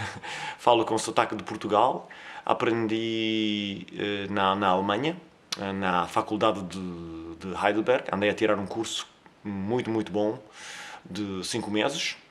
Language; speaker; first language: Portuguese; non-native, fluent; Italian